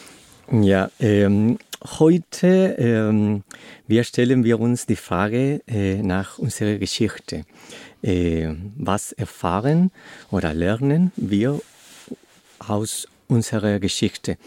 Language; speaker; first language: German; non-native, learner; Spanish